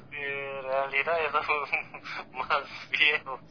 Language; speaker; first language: Spanish; non-native, fluent; Korean